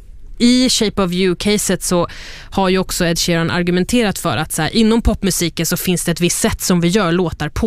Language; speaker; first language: Swedish; native; Swedish